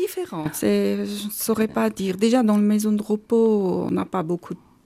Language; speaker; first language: French; non-native, learner; Armenian